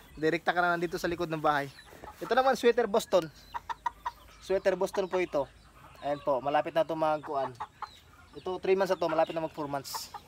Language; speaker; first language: Filipino; non-native, local second language; Cebuano